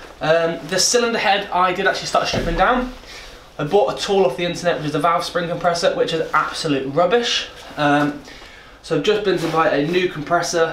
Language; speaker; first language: English; native; English